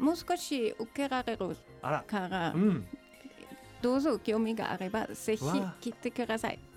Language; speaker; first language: Japanese; non-native, learner; German